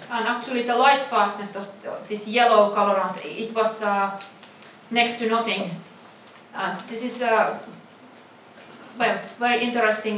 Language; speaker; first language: English; non-native, fluent; Finnish